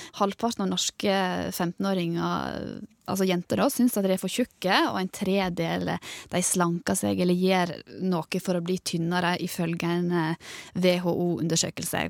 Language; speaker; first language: Norwegian; native; Norwegian